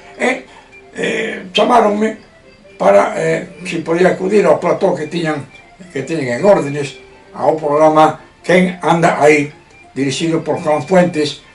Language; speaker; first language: Galician; non-native, local second language; Spanish